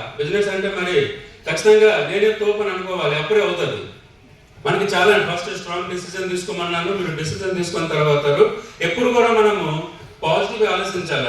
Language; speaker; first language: Telugu; non-native, fluent; Hindi